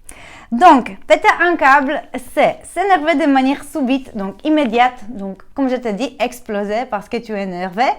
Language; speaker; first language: French; non-native, learner; Polish